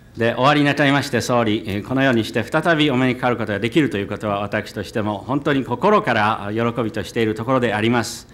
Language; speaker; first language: Japanese; native; Japanese